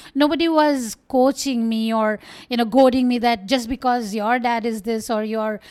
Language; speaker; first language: English; non-native, local second language; Bangla